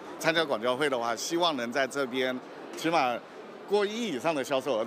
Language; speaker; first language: Chinese; native; Chinese